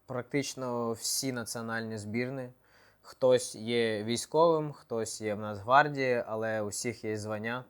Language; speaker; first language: Ukrainian; non-native, local second language; Russian